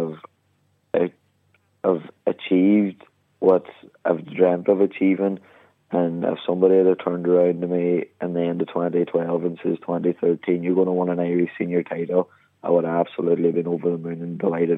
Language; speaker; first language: English; native; English